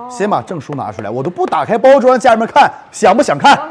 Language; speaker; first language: Chinese; native; Chinese